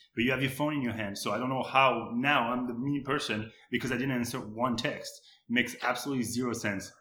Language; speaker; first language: English; non-native, fluent; French